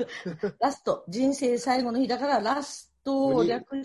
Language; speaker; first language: Japanese; native; Japanese